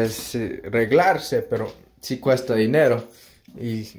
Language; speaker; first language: Spanish; early bilingual, heritage; English